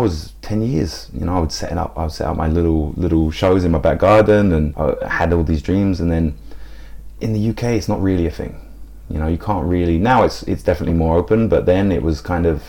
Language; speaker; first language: English; native; English